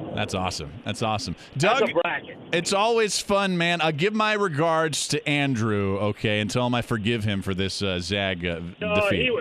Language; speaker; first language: English; native; English